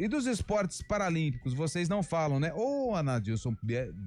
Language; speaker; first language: Portuguese; native; Portuguese